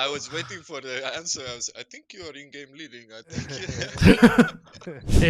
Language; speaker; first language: English; non-native, fluent; Swedish